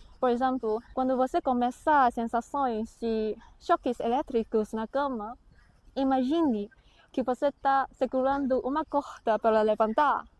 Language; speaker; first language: Portuguese; non-native, fluent; Chinese